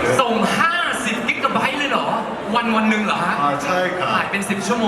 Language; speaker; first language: Thai; native; Thai